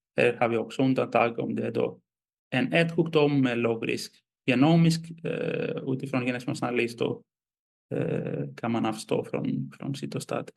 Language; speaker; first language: Swedish; non-native, fluent; Greek